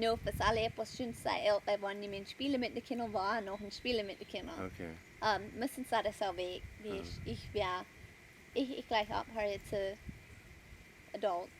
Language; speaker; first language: German; early bilingual, heritage; Pennsylvania German